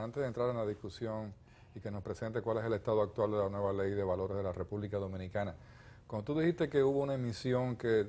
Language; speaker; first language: Spanish; native; Spanish